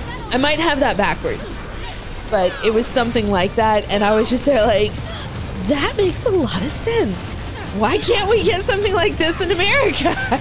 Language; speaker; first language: English; native; English